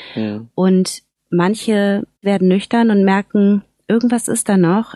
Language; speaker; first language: German; native; German